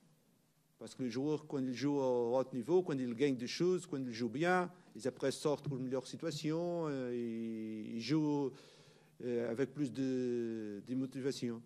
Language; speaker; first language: French; non-native, learner; Portuguese